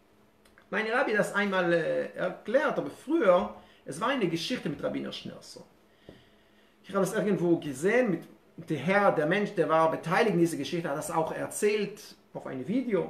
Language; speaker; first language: German; non-native, fluent; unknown